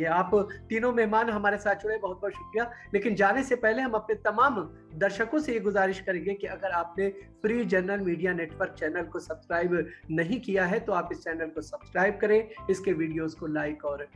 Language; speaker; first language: Hindi; native; Hindi